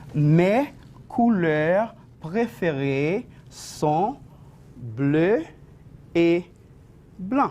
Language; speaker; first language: French; non-native, fluent; Spanish